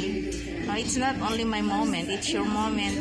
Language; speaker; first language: English; non-native, local second language; Filipino